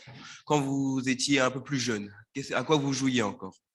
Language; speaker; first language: French; native; French